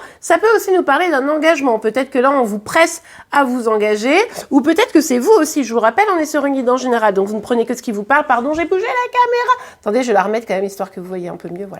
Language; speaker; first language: French; native; French